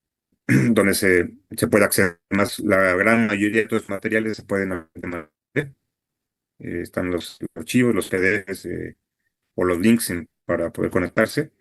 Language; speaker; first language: Spanish; native; Spanish